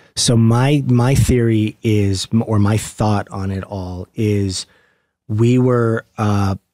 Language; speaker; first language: English; native; English